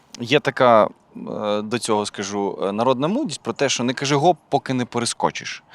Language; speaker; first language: Ukrainian; native; Ukrainian